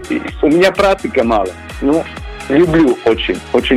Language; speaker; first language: Russian; non-native, learner; Italian